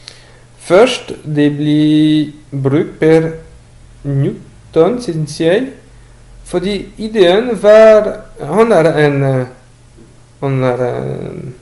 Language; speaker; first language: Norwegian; non-native, learner; French